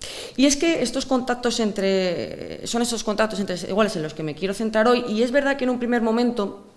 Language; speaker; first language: Spanish; native; Spanish